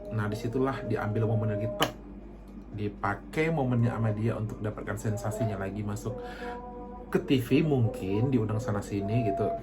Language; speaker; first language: Indonesian; native; Indonesian